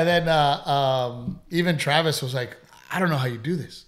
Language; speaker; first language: English; native; English